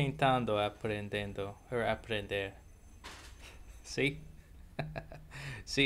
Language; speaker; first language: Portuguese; non-native, learner; English